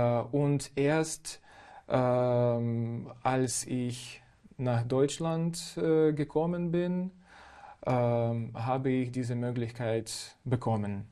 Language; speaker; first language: German; non-native, fluent; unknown